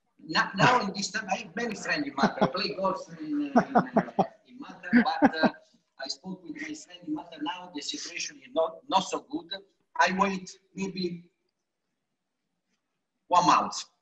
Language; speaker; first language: English; non-native, learner; Italian